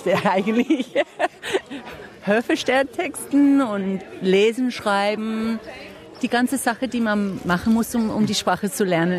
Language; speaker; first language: German; non-native, learner; English